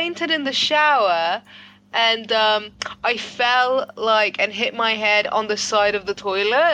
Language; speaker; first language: English; non-native, fluent; Greek